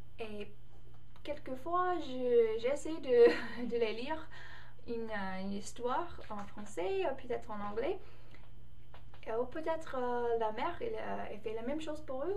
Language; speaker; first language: French; non-native, learner; English